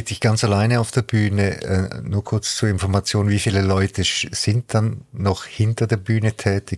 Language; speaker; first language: German; native; German